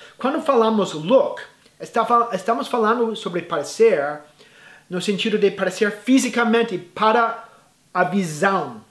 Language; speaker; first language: Portuguese; non-native, fluent; English